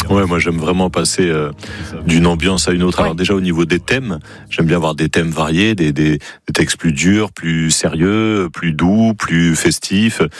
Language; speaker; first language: French; native; French